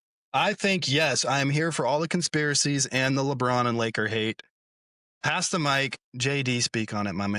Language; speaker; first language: English; native; English